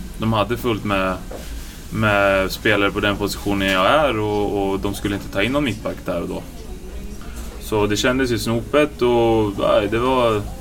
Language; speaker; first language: Swedish; native; Swedish